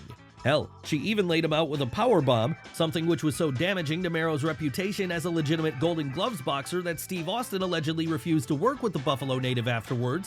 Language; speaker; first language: English; native; English